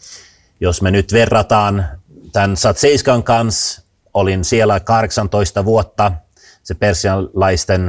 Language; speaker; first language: Finnish; early bilingual, heritage; Finnish